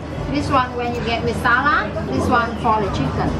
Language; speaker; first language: English; non-native, learner; Vietnamese